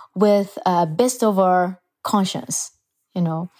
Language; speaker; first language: English; non-native, fluent; Japanese